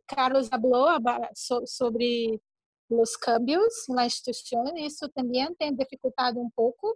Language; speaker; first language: Spanish; non-native, fluent; Portuguese